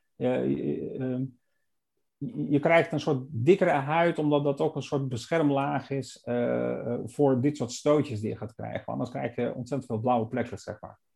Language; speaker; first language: Dutch; non-native, fluent; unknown